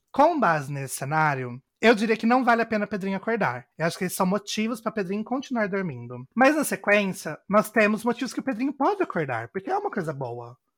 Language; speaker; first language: Portuguese; native; Portuguese